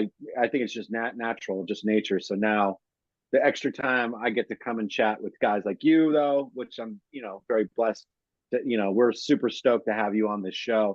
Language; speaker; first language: English; native; English